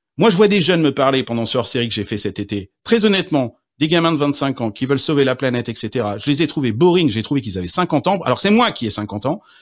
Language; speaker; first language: French; native; French